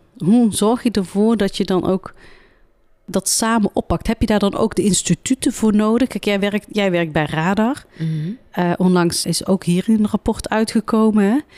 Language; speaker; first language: Dutch; early bilingual, other home language; Central Atlas Tamazight